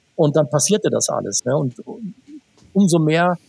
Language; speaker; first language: German; native; German